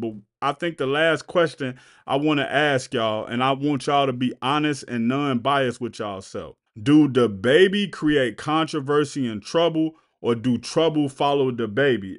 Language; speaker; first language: English; native; English